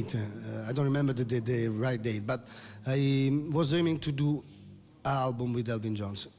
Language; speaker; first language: English; non-native, learner; Italian